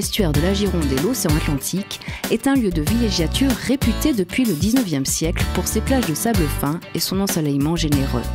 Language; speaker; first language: French; native; French